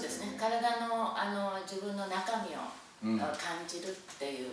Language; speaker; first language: Japanese; native; Japanese